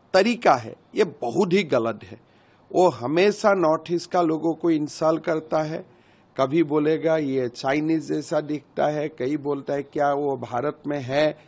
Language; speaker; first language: Hindi; non-native, local second language; Assamese